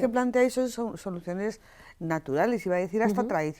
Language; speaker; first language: Spanish; native; Spanish